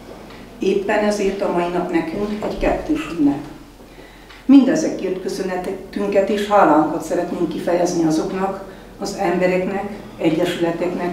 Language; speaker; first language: Hungarian; native; Hungarian